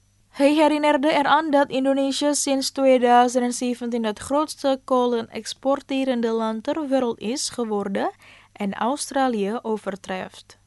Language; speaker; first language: Dutch; non-native, fluent; Indonesian